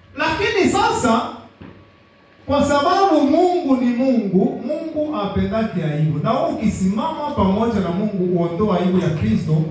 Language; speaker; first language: Swahili; native; Swahili